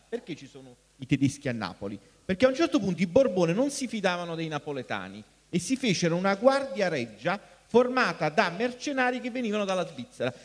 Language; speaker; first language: Italian; native; Italian